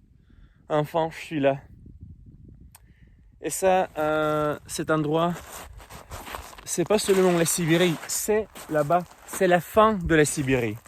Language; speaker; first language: French; non-native, fluent; Russian